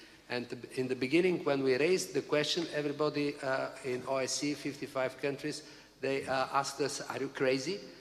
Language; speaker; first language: English; non-native, fluent; Bulgarian